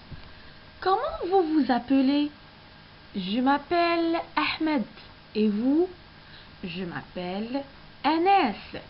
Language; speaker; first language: French; non-native, local second language; Arabic